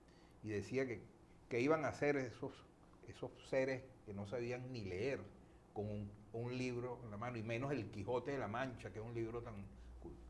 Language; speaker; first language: Spanish; native; Spanish